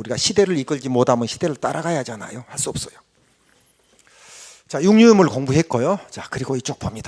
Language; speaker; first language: Korean; native; Korean